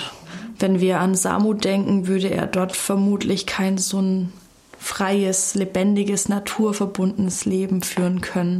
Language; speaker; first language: German; native; German